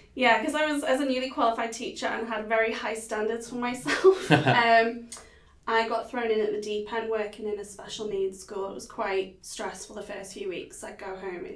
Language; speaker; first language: English; native; English